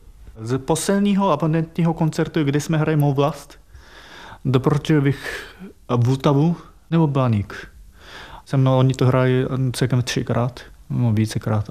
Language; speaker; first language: Czech; non-native, fluent; Japanese